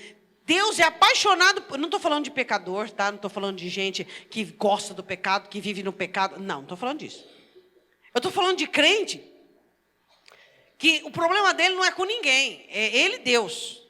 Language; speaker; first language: Portuguese; native; Portuguese